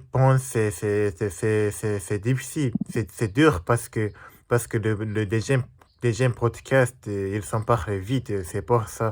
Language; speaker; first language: French; non-native, learner; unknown